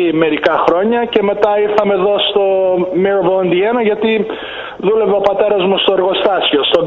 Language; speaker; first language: Greek; early bilingual, heritage; Greek